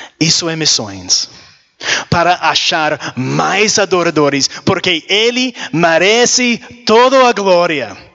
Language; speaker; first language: Portuguese; non-native, learner; English